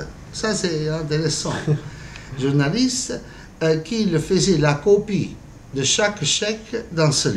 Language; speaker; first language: French; non-native, fluent; Italian